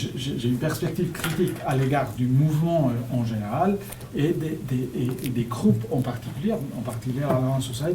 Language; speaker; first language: French; non-native, fluent; Spanish